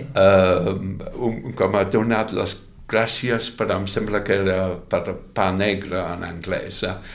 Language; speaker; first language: Catalan; non-native, fluent; English